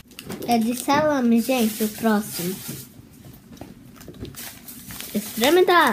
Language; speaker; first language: Portuguese; early bilingual, heritage; Portuguese